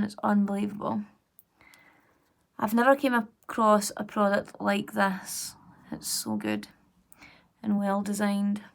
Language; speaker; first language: English; native; English